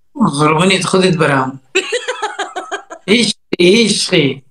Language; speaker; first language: German; non-native, learner; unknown